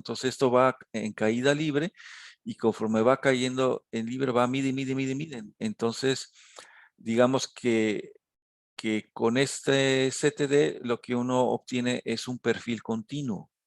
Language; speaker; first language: Spanish; native; Spanish